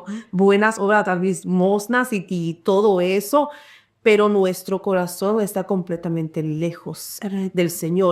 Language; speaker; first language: Spanish; early bilingual, heritage; Spanish